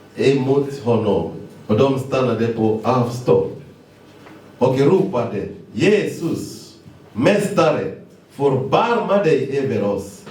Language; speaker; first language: Swedish; non-native, fluent; Lingala